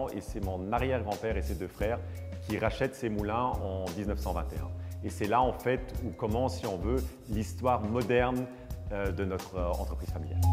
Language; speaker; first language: French; non-native, local second language; Luxembourgish